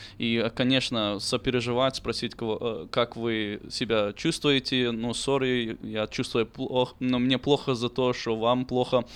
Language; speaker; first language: Russian; early bilingual, heritage; Russian